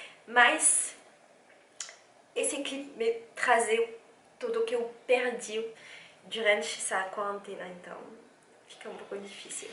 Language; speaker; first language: Portuguese; non-native, fluent; French